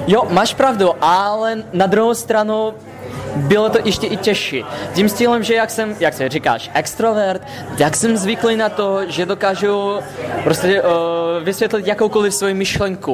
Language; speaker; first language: Czech; non-native, fluent; Russian